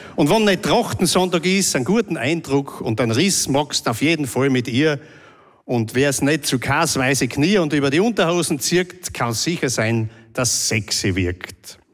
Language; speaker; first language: German; native; German